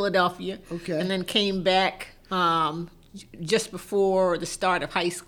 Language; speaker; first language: English; native; English